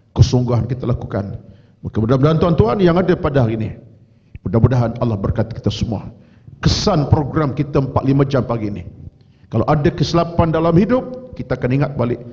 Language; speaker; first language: Malay; native; Malay